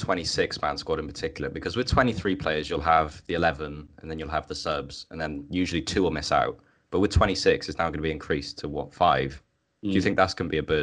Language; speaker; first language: English; native; English